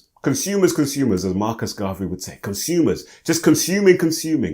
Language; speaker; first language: English; native; English